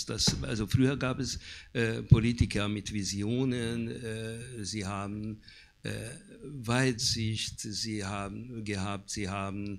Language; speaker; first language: German; non-native, fluent; Hungarian